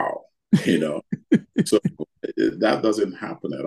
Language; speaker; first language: English; non-native, local second language; Igbo